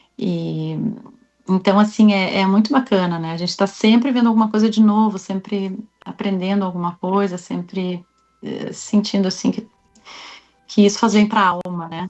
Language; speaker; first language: Portuguese; native; Portuguese